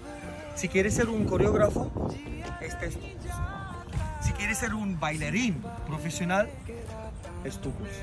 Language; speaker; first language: Spanish; non-native, fluent; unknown